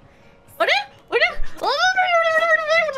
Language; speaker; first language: Japanese; non-native, learner; English